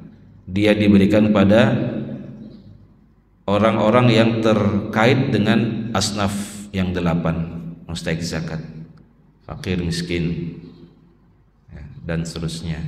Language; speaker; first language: Indonesian; native; Indonesian